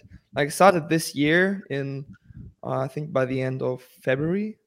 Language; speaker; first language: English; non-native, fluent; Spanish